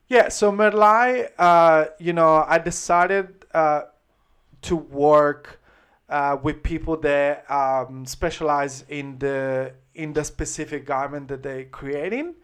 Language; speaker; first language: English; non-native, fluent; Italian